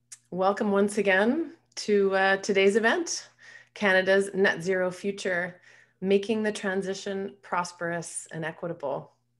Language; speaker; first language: English; native; English